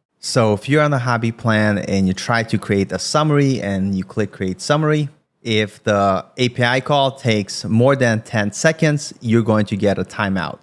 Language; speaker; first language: English; native; English